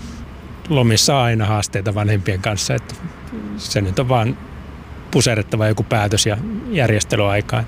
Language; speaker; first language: Finnish; native; Finnish